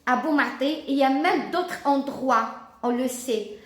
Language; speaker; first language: French; non-native, local second language; Arabic